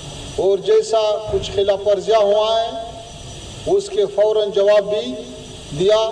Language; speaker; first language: Hindi; non-native, fluent; Pashto